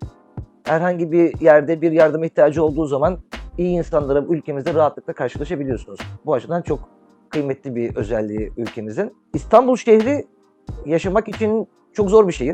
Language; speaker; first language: Turkish; native; Turkish